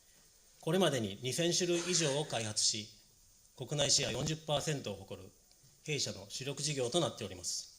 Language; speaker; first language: Japanese; native; Japanese